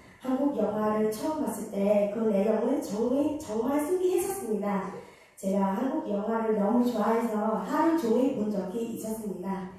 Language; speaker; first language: Korean; non-native, fluent; Vietnamese